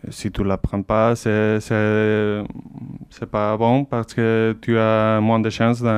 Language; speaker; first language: French; non-native, fluent; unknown